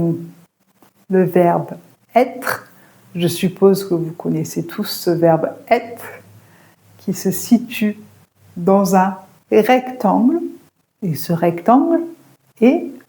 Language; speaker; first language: French; native; French